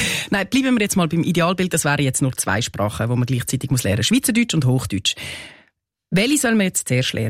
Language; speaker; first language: German; native; German